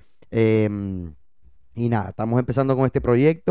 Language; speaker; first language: Spanish; native; Spanish